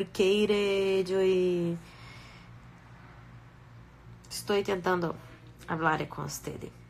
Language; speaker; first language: Spanish; non-native, learner; Portuguese